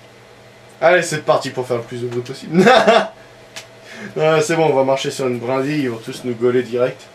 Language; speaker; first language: French; native; French